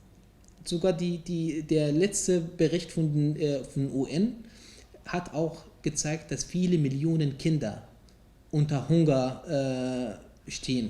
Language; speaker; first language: German; non-native, fluent; Arabic